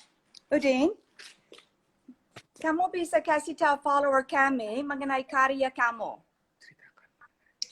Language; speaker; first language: Indonesian; non-native, learner; English